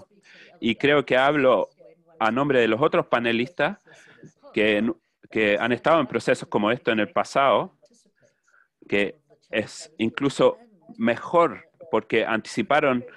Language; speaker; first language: Spanish; non-native, fluent; English